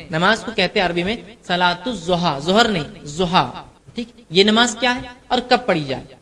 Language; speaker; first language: Urdu; native; Urdu